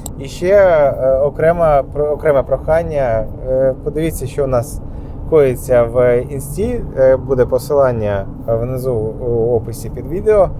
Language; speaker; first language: Ukrainian; non-native, local second language; Russian